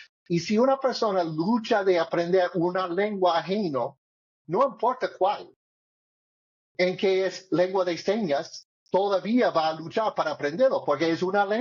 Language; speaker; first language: Spanish; non-native, learner; English